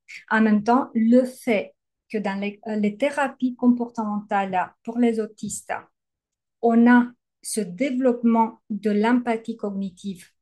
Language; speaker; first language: French; native; French